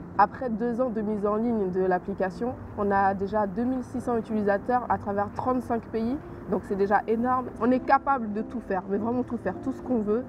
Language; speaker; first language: French; native; French